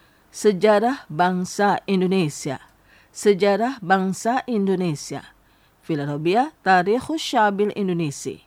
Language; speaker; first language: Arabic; non-native, fluent; Indonesian